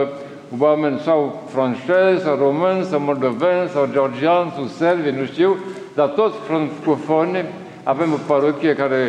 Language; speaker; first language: Romanian; non-native, learner; French